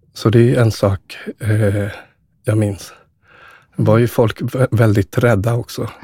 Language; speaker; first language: Swedish; early bilingual, other home language; Spanish